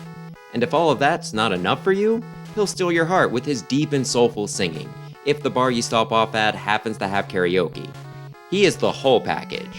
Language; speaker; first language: English; native; English